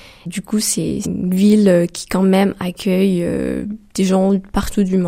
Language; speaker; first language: French; non-native, local second language; Arabic